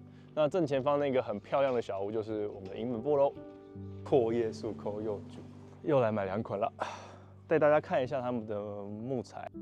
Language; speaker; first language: Chinese; native; Chinese